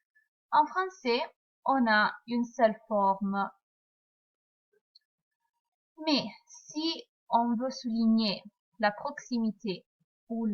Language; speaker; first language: French; non-native, fluent; Italian